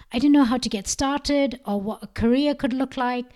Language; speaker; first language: English; non-native, local second language; Malayalam